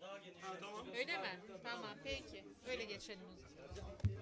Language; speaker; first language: Turkish; native; Turkish